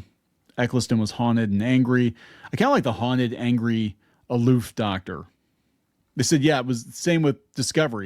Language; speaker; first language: English; native; English